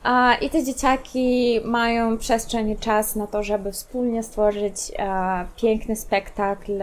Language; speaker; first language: Polish; non-native, fluent; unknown